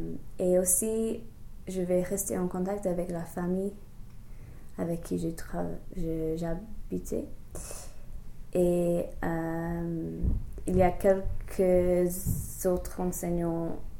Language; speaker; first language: French; non-native, fluent; English